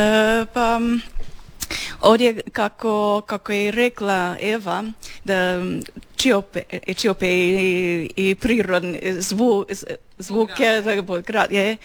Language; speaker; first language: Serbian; non-native, learner; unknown